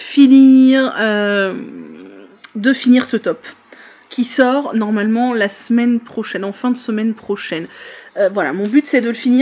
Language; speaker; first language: French; native; French